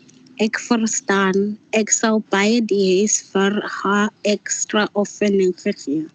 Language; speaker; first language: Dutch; non-native, learner; Afrikaans